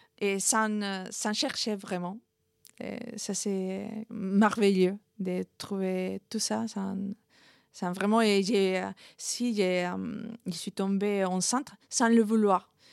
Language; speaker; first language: French; non-native, fluent; Spanish